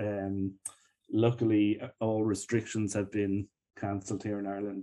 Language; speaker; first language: English; native; English